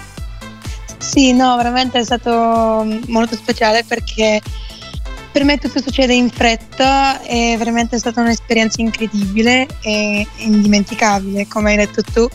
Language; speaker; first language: Italian; non-native, fluent; Bulgarian